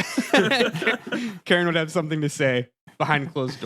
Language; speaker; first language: English; native; English